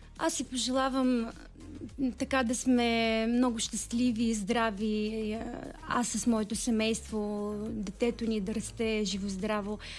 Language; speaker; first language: Bulgarian; early bilingual, heritage; Bulgarian